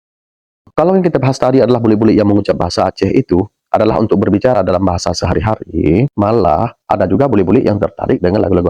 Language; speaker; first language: Indonesian; native; Indonesian